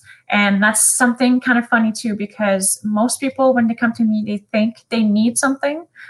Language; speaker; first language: English; non-native, fluent; French